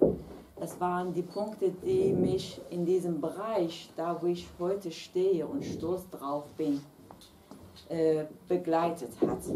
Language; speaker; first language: German; non-native, fluent; Kurdish